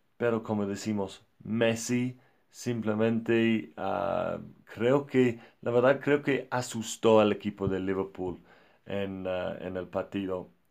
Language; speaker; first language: Spanish; non-native, fluent; English